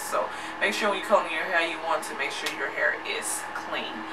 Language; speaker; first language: English; native; English